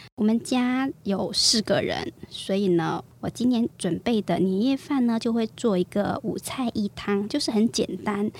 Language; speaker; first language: Chinese; native; Chinese